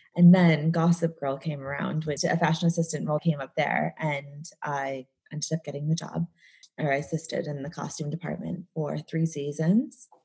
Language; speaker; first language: English; native; English